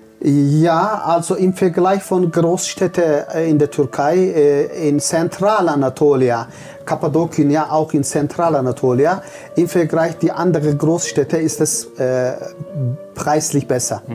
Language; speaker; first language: German; non-native, fluent; Turkish